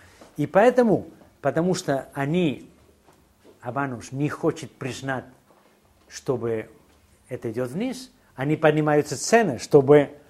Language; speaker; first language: Russian; non-native, fluent; Spanish